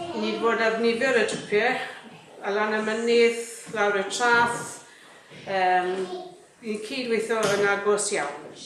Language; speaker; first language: Welsh; native; Welsh